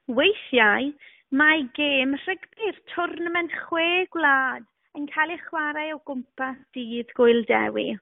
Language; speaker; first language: Welsh; native; Welsh